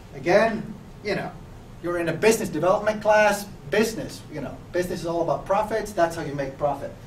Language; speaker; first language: English; non-native, fluent; Finnish